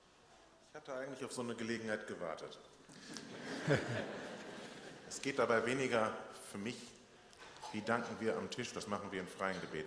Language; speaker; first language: German; native; German